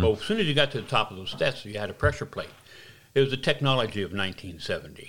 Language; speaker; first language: English; native; English